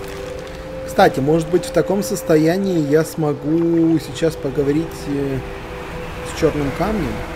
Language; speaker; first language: Russian; native; Russian